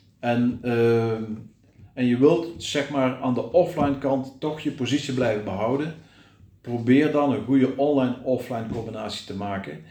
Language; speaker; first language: Dutch; native; Dutch